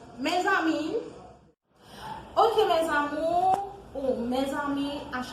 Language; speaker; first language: French; non-native, learner; Haitian Creole